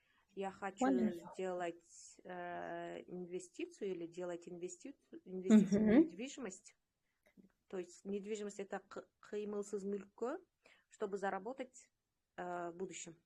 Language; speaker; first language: Russian; non-native, local second language; Kyrgyz